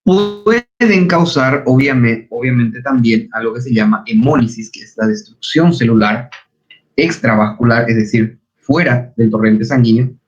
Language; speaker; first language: Spanish; native; Spanish